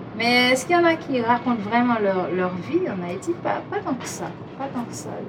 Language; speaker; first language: French; non-native, local second language; Haitian Creole